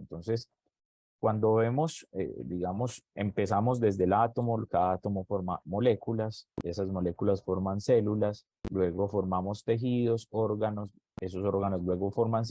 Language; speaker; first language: Spanish; native; Spanish